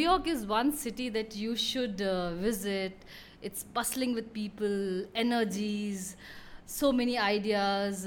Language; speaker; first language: English; non-native, local second language; Hindi